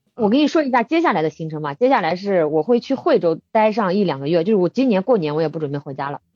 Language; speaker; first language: Chinese; native; Chinese